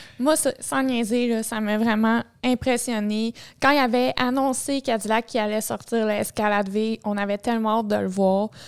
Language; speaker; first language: French; native; French